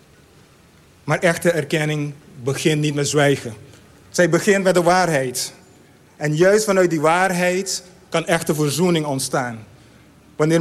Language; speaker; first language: Dutch; non-native, fluent; Papiamento